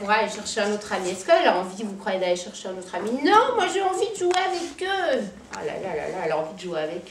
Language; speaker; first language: French; native; French